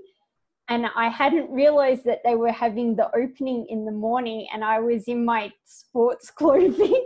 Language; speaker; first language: English; native; English